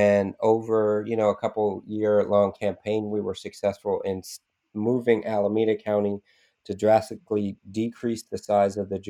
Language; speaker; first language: English; native; English